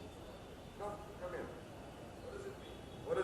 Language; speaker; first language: English; non-native, local second language; Hindi